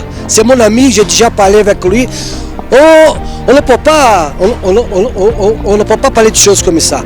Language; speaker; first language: French; non-native, fluent; Portuguese